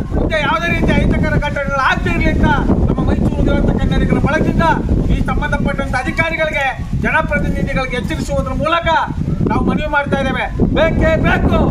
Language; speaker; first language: Kannada; native; Kannada